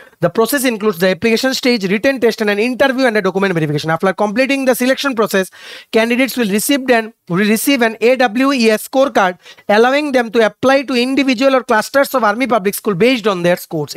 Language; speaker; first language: English; non-native, local second language; Bangla